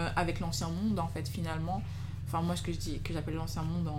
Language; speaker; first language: French; native; French